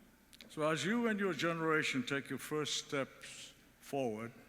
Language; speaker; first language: English; early bilingual, other home language; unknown